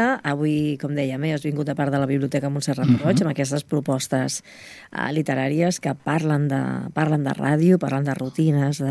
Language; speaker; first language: Catalan; native; Catalan